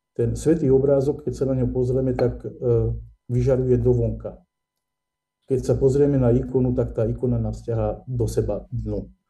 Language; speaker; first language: Slovak; native; Slovak